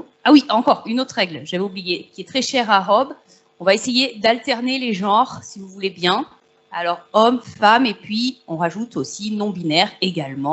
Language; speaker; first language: French; native; French